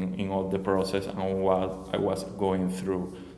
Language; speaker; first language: English; non-native, learner; Spanish